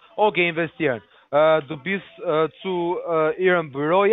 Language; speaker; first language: German; non-native, learner; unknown